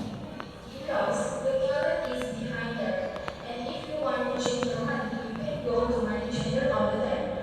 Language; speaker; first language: English; non-native, learner; Indonesian